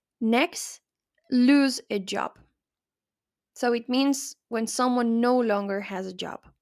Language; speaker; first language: English; non-native, fluent; Spanish